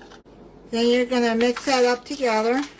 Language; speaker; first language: English; native; English